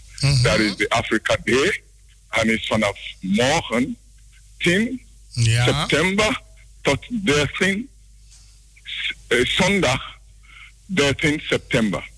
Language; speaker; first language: Dutch; non-native, learner; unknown